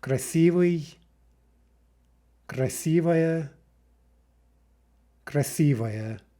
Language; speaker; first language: Russian; non-native, fluent; English